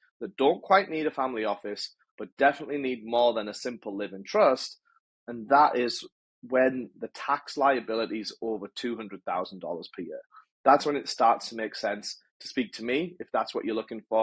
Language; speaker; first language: English; native; English